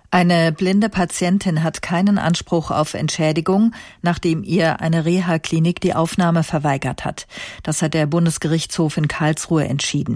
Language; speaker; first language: German; native; German